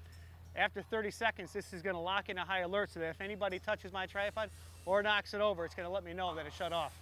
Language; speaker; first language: English; native; English